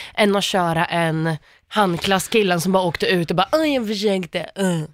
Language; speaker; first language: Swedish; native; Swedish